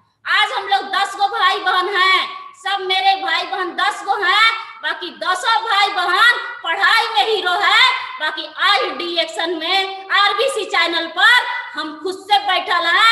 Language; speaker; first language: Hindi; non-native, local second language; Bhojpuri